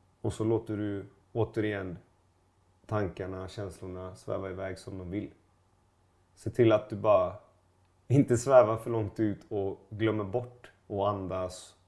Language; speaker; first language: Swedish; native; Swedish